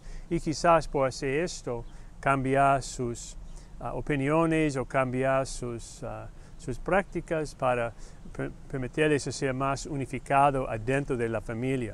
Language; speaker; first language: Spanish; non-native, fluent; English